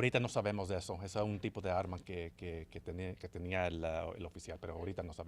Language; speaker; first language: Spanish; early bilingual, heritage; Spanish